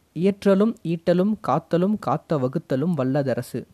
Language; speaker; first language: English; non-native, local second language; Tamil